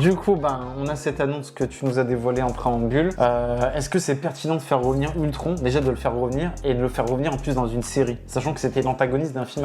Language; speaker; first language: French; native; French